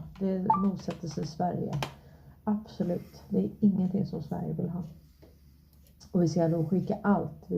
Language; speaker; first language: Swedish; native; Swedish